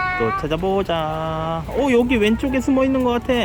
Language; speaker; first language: Korean; native; Korean